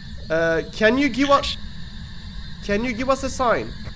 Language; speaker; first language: English; non-native, learner; Turkish